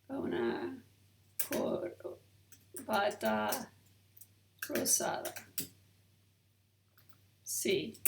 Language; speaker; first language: Spanish; non-native, learner; English